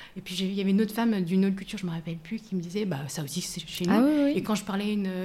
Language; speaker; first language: French; native; French